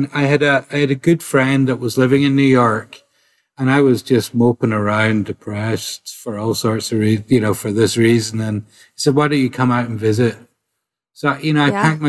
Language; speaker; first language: English; native; English